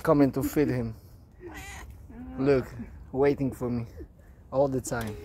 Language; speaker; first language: English; non-native, learner; Polish